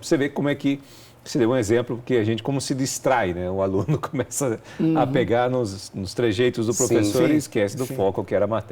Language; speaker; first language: Portuguese; native; Portuguese